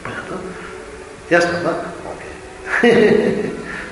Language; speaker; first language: Russian; non-native, learner; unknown